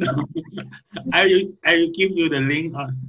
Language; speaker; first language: English; non-native, learner; Thai